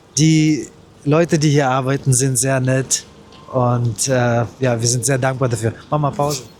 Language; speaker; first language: German; early bilingual, other home language; Russian